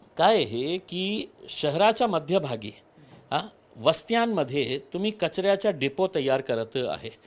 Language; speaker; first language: Marathi; non-native, local second language; Urdu